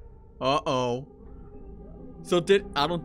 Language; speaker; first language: English; native; English